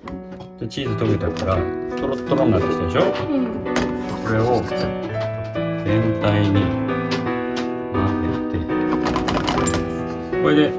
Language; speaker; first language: Japanese; native; Japanese